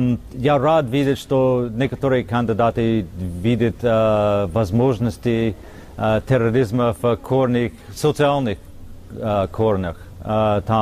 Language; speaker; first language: Russian; non-native, fluent; English